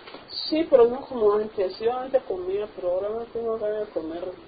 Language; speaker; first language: Spanish; non-native, local second language; English